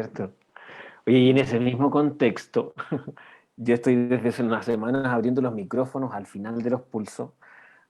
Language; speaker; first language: Spanish; native; Spanish